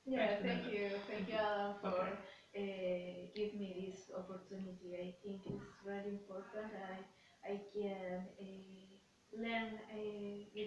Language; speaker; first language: English; non-native, learner; Spanish